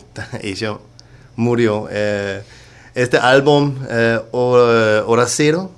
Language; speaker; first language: Spanish; non-native, learner; Danish